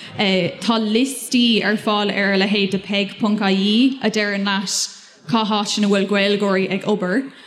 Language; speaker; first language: Irish; non-native, local second language; English